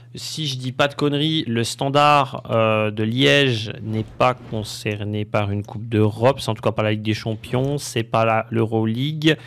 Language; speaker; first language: French; native; French